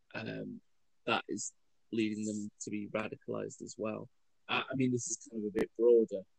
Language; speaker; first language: English; native; English